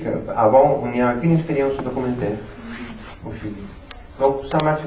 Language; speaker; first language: French; non-native, fluent; Spanish